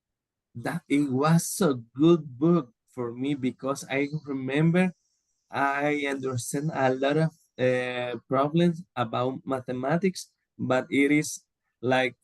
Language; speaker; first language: English; non-native, learner; Spanish